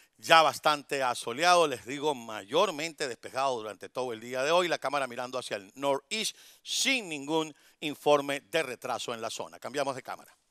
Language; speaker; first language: Spanish; native; Spanish